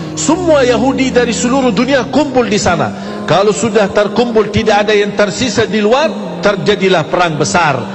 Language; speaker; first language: Malay; non-native, fluent; Arabic